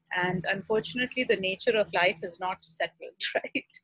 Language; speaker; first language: English; non-native, local second language; Urdu